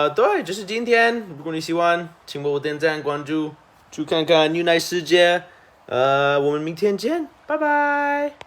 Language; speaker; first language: Chinese; non-native, learner; English